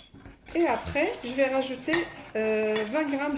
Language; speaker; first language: French; non-native, local second language; Arabic